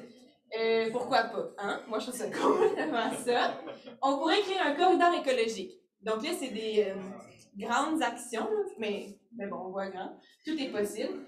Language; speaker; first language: French; native; French